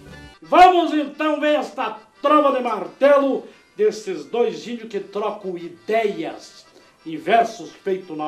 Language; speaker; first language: Portuguese; native; Portuguese